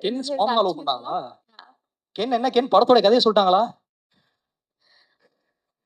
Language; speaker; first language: Tamil; native; Tamil